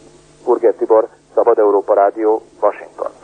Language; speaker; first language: Hungarian; native; Hungarian